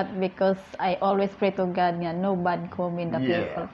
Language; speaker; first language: English; non-native, learner; Filipino